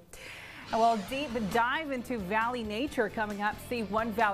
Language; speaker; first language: English; native; English